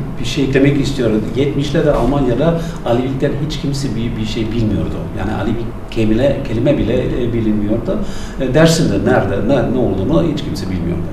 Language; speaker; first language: Turkish; non-native, fluent; German